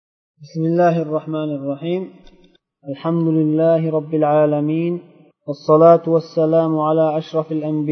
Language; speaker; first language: Arabic; non-native, fluent; Uzbek